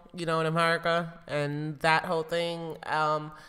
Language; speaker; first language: English; native; English